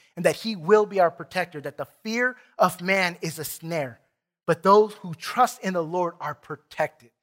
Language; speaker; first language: English; native; English